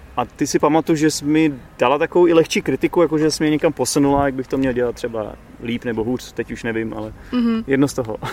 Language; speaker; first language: Czech; native; Czech